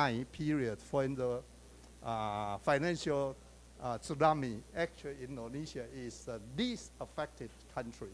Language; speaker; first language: English; non-native, fluent; Chinese